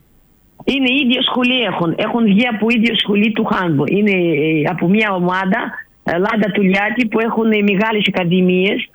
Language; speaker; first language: Greek; non-native, learner; Russian